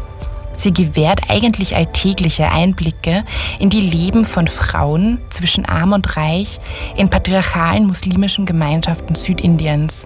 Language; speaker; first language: German; native; German